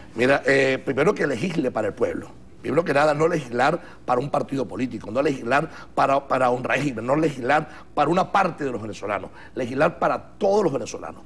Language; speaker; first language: Spanish; native; Spanish